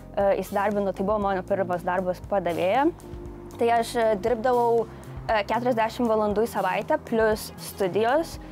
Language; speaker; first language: Lithuanian; native; Lithuanian